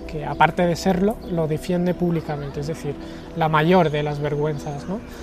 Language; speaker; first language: Spanish; non-native, fluent; Arabic